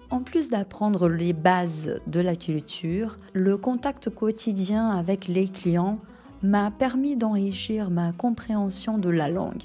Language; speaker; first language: French; non-native, fluent; Portuguese